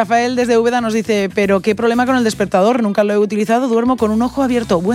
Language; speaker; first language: Spanish; native; Spanish